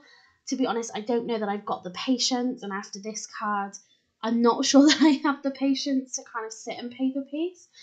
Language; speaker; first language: English; native; English